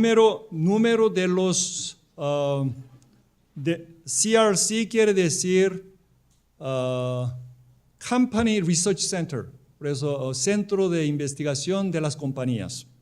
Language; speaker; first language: Spanish; non-native, fluent; Korean